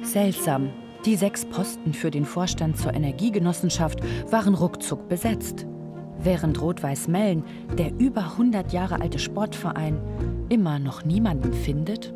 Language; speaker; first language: German; native; German